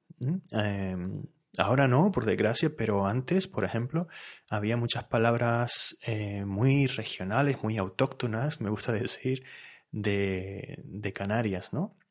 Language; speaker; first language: Spanish; native; Spanish